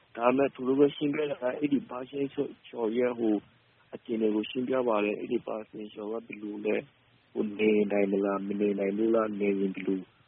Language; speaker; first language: Burmese; non-native, local second language; Rohingya